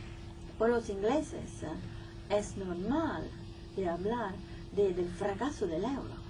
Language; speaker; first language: Spanish; non-native, fluent; Italian